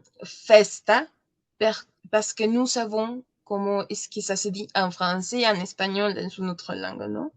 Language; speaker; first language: French; non-native, learner; Spanish